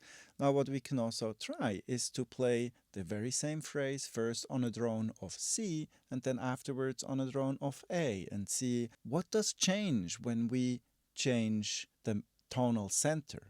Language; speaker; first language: English; non-native, fluent; German